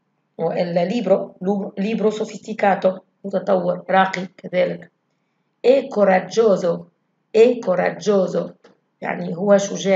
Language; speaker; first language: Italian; non-native, learner; Arabic